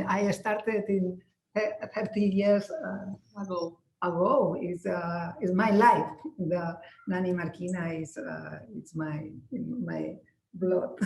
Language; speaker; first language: English; non-native, learner; Spanish